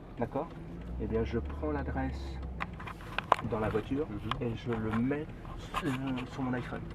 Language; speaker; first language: French; native; French